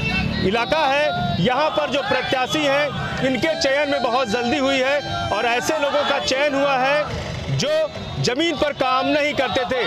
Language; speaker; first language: Hindi; native; Hindi